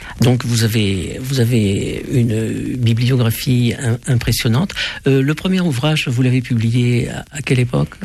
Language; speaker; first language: French; native; French